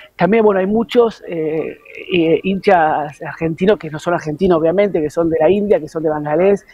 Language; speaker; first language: Spanish; native; Spanish